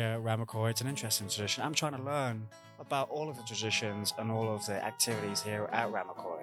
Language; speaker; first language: English; native; English